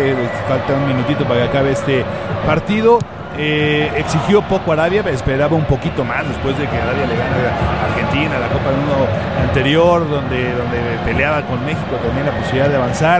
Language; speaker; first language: Spanish; native; Spanish